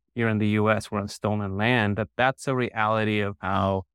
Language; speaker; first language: English; early bilingual, other home language; Spanish